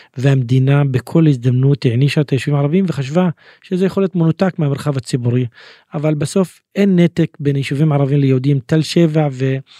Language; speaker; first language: Hebrew; non-native, local second language; Arabic